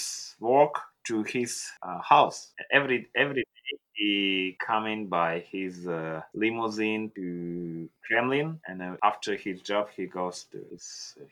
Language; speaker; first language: English; non-native, learner; Russian